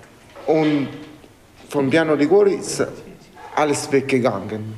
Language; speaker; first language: German; non-native, learner; Italian